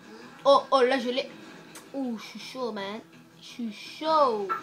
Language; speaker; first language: French; native; French